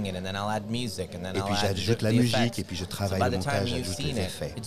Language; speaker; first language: French; non-native, fluent; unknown